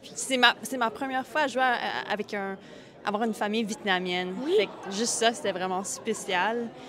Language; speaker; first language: French; early bilingual, other home language; Vietnamese